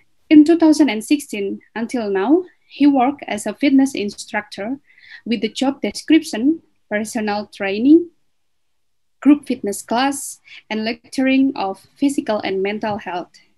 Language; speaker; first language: English; non-native, fluent; Indonesian